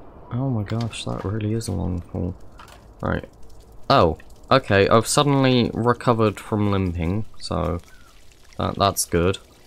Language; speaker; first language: English; native; English